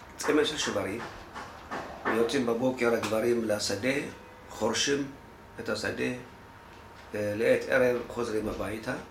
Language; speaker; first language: Hebrew; non-native, fluent; Amharic